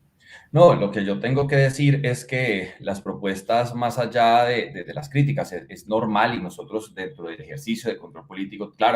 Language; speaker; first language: Spanish; native; Spanish